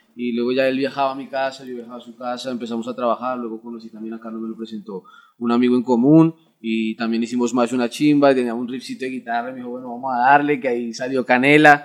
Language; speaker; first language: Spanish; native; Spanish